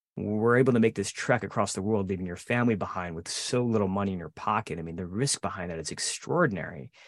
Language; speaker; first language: English; native; English